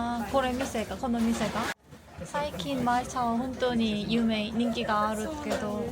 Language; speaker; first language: Japanese; non-native, learner; Korean